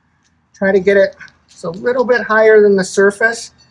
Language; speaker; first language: English; native; English